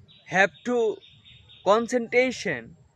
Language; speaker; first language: English; non-native, learner; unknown